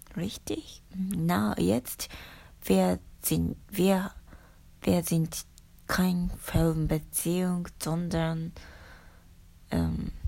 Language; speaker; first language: German; non-native, learner; Japanese